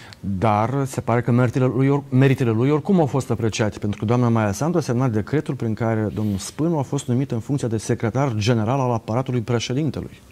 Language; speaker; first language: Romanian; native; Romanian